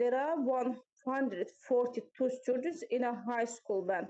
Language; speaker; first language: English; non-native, fluent; Azerbaijani